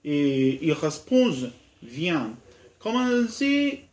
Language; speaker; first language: French; non-native, learner; Spanish